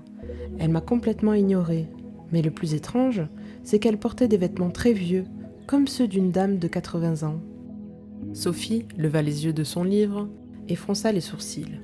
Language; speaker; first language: French; native; French